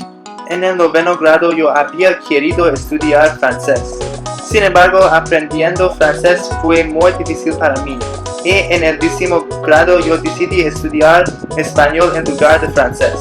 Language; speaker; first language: Spanish; non-native, learner; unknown